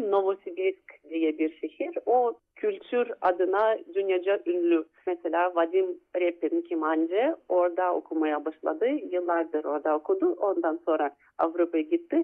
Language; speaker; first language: Turkish; non-native, fluent; Russian